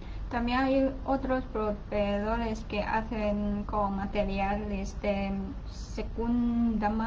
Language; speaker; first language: Spanish; non-native, learner; Chinese